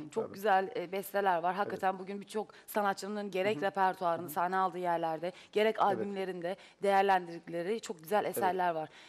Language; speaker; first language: Turkish; native; Turkish